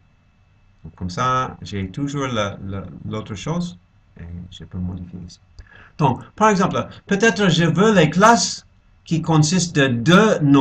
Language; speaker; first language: French; non-native, fluent; English